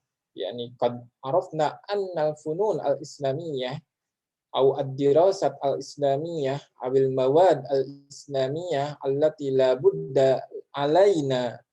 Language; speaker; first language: Arabic; non-native, fluent; Indonesian